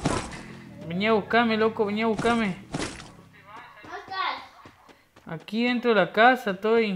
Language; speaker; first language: Spanish; native; Spanish